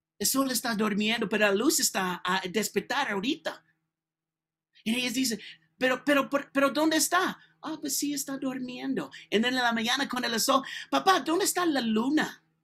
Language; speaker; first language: Spanish; non-native, learner; English